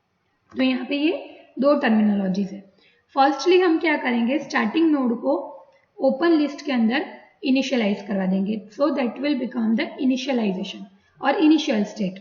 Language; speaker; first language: Hindi; non-native, local second language; Gujarati